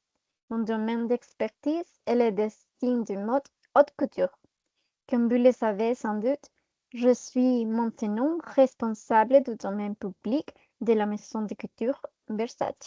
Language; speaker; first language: French; non-native, fluent; Spanish